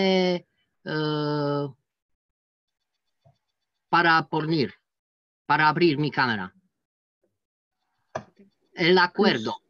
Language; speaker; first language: Spanish; non-native, learner; French